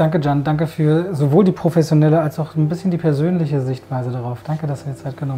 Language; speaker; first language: German; native; German